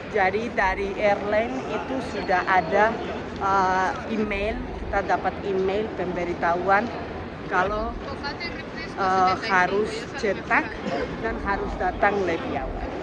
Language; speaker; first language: Indonesian; non-native, fluent; Spanish